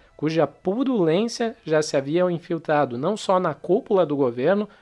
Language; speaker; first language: Portuguese; native; Portuguese